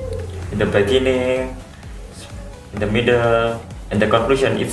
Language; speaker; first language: English; non-native, learner; Indonesian